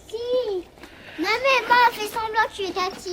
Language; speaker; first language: French; native; French